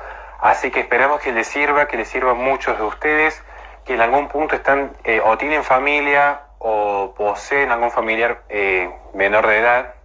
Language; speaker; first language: Spanish; native; Spanish